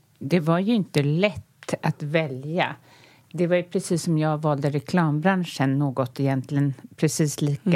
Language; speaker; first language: Swedish; native; Swedish